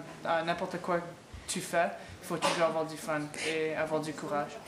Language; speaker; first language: French; non-native, fluent; English